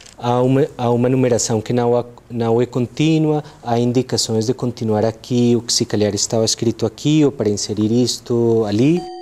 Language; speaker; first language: Portuguese; non-native, fluent; Spanish